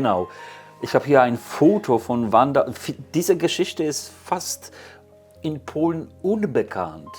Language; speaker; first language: German; non-native, fluent; Polish